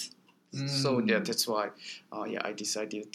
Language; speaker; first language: English; non-native, learner; Korean